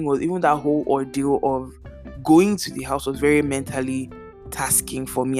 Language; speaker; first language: English; non-native, local second language; Yoruba